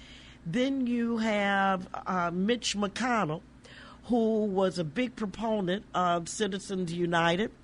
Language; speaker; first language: English; native; English